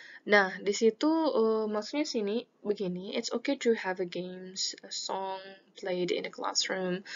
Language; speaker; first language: English; non-native, fluent; Indonesian